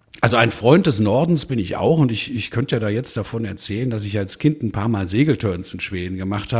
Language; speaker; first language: German; native; German